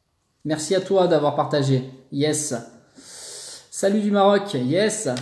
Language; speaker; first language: French; native; French